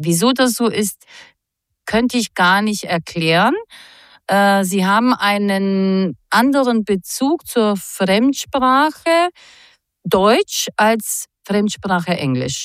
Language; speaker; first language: German; non-native, fluent; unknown